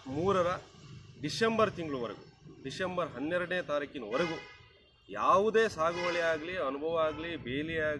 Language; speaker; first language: Kannada; native; Kannada